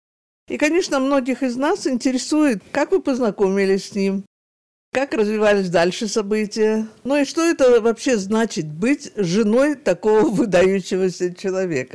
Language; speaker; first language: Russian; native; Russian